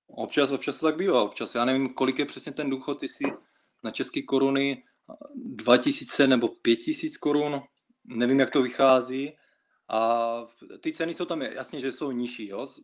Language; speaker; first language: Czech; early bilingual, other home language; Russian